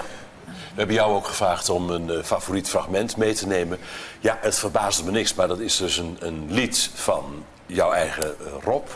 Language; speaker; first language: Dutch; native; Dutch